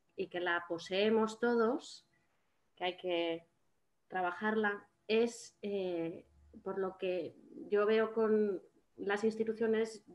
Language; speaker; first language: Spanish; native; Spanish